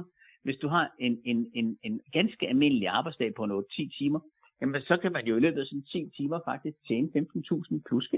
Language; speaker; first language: Danish; native; Danish